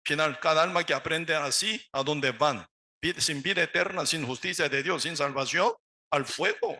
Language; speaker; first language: Spanish; non-native, learner; Korean